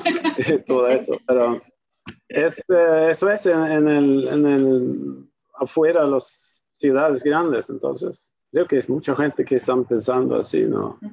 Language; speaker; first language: Spanish; non-native, fluent; Swedish